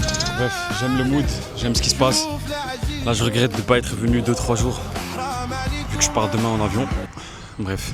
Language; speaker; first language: French; native; French